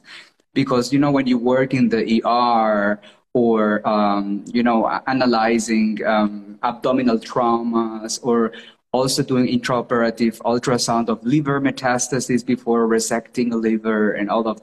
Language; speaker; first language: English; non-native, fluent; Spanish